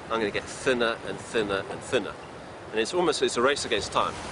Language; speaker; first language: English; native; English